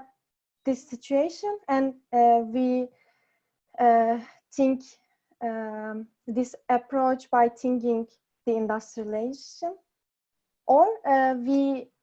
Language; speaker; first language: English; non-native, learner; Japanese